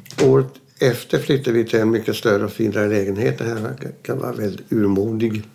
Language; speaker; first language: Swedish; early bilingual, other home language; German